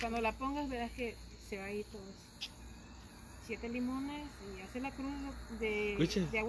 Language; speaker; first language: Spanish; native; Spanish